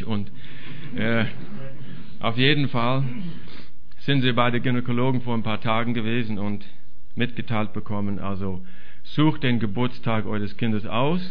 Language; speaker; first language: German; non-native, fluent; English